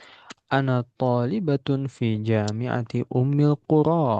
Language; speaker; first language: Arabic; non-native, fluent; Indonesian